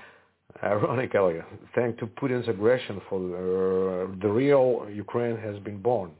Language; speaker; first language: English; non-native, fluent; Ukrainian